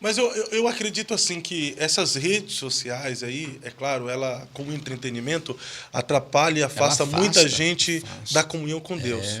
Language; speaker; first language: Portuguese; native; Portuguese